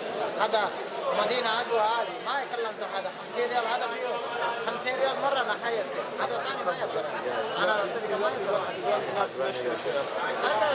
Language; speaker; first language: Arabic; non-native, learner; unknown